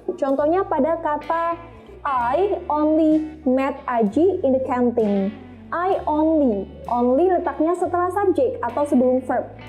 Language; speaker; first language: Indonesian; native; Indonesian